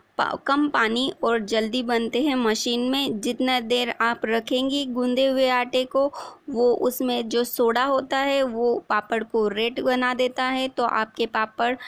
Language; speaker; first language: Hindi; non-native, local second language; Marathi